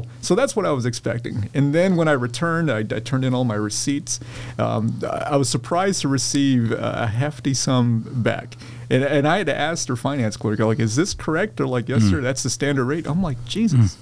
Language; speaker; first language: English; native; English